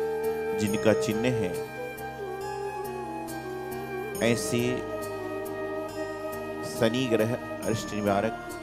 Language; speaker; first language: Hindi; native; Hindi